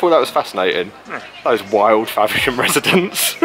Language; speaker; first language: English; native; English